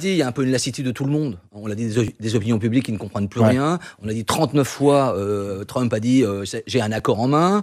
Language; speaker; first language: French; native; French